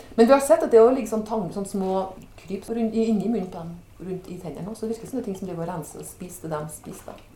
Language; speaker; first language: Norwegian; native; Norwegian